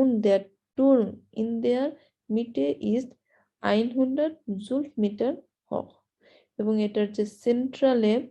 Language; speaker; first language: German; non-native, learner; Bangla